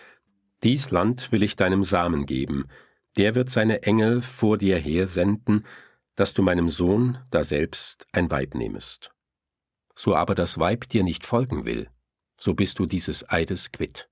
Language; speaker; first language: German; native; German